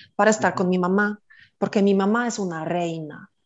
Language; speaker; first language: Spanish; non-native, fluent; Polish